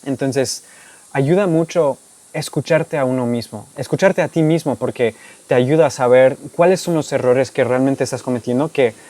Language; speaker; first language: Spanish; non-native, fluent; English